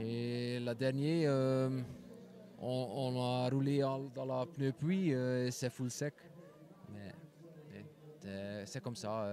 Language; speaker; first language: French; non-native, local second language; Dutch